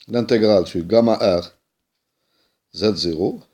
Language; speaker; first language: French; non-native, local second language; Arabic